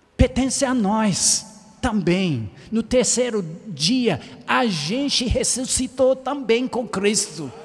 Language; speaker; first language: Portuguese; non-native, fluent; English